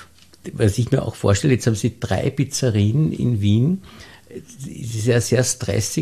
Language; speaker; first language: German; native; German